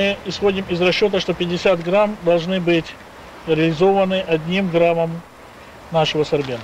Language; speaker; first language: Russian; native; Russian